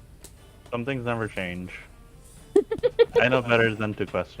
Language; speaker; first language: English; native; English